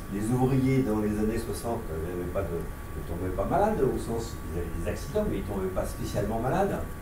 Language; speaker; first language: French; native; French